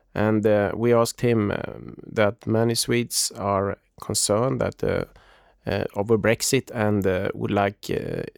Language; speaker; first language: English; non-native, fluent; Swedish